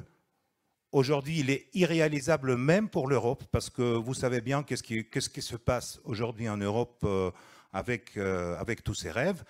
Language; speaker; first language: French; non-native, fluent; Russian